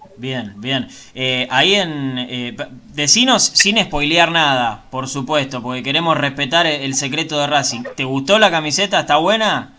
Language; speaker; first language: Spanish; native; Spanish